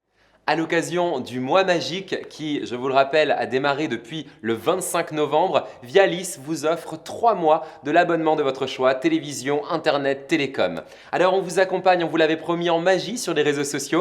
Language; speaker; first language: French; native; French